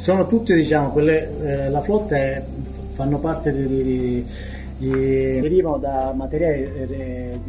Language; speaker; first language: Italian; native; Italian